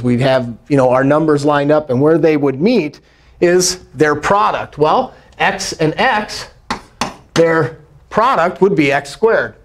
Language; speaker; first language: English; native; English